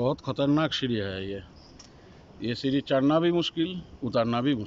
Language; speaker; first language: Hindi; non-native, local second language; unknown